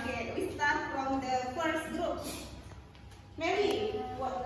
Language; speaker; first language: English; non-native, fluent; Indonesian